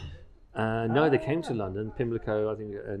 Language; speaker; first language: English; native; English